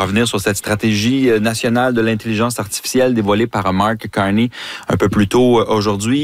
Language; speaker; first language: French; native; French